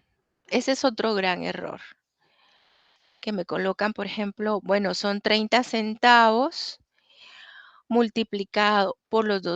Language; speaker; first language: Spanish; native; Spanish